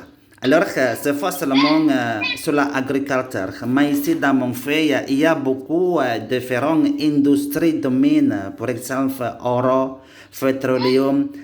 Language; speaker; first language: French; non-native, learner; Indonesian